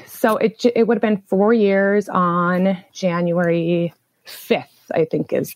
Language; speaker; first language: English; native; English